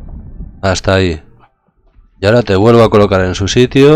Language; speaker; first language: Spanish; native; Spanish